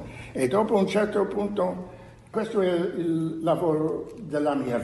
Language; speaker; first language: Italian; non-native, learner; English